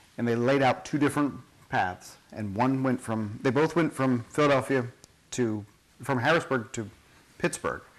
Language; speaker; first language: English; native; English